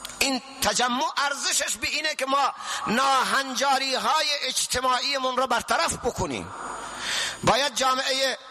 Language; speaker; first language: Persian; non-native, local second language; Baluchi